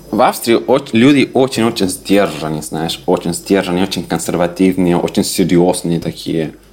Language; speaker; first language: Russian; non-native, fluent; Spanish